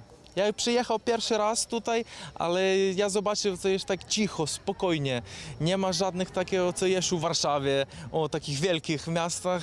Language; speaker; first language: Polish; non-native, learner; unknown